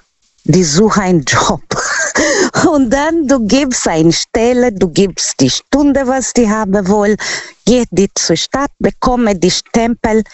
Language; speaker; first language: German; non-native, fluent; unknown